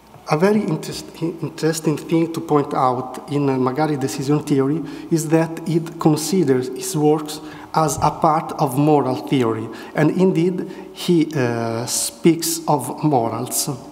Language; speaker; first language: English; non-native, fluent; Italian